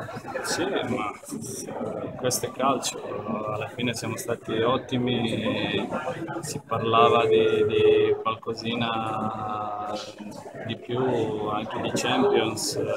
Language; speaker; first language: Italian; non-native, fluent; Serbian